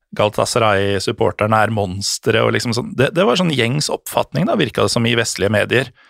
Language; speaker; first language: Norwegian; native; Norwegian